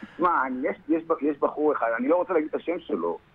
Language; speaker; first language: Hebrew; native; Hebrew